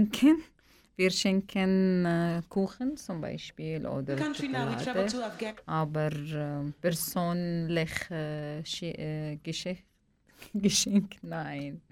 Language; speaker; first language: German; non-native, learner; Arabic